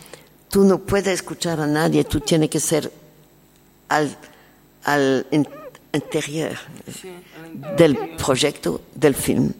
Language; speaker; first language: Spanish; non-native, learner; French